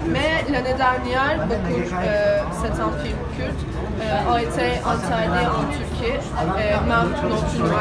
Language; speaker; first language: French; non-native, learner; Turkish